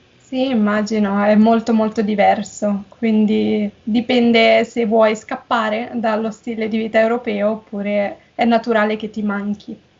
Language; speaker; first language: Italian; native; Italian